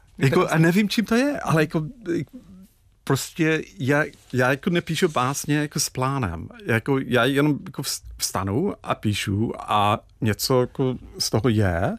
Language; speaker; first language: Czech; non-native, fluent; English